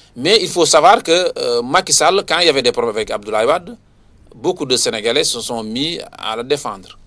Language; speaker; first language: French; non-native, local second language; Wolof